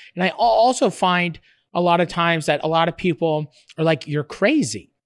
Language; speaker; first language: English; native; English